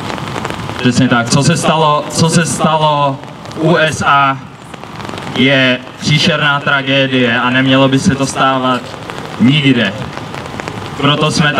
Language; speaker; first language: Czech; early bilingual, other home language; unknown